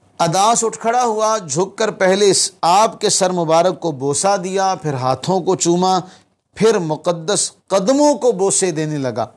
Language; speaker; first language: Urdu; non-native, local second language; Punjabi